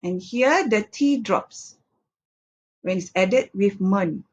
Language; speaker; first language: English; non-native, local second language; Malay